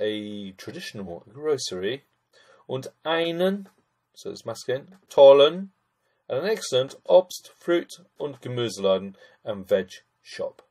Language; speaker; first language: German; non-native, fluent; English